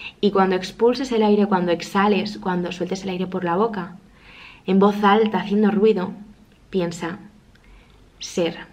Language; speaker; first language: Spanish; native; Spanish